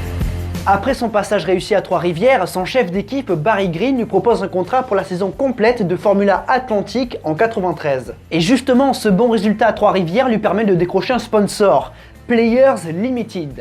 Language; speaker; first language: French; native; French